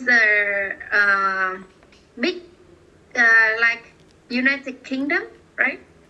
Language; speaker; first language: English; non-native, learner; Vietnamese